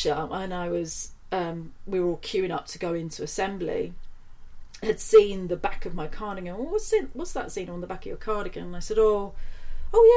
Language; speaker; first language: English; native; English